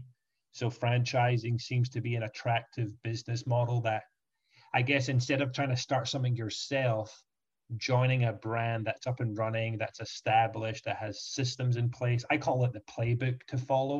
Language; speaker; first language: English; native; English